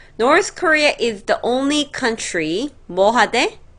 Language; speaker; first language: English; non-native, fluent; Korean